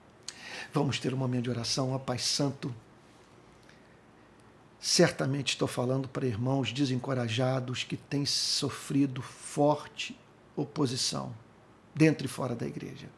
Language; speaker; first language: Portuguese; native; Portuguese